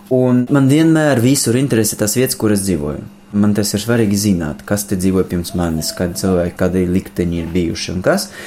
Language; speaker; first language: Latvian; non-native, local second language; Russian